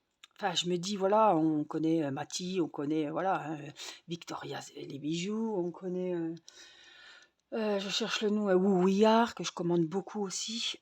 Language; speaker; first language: French; native; French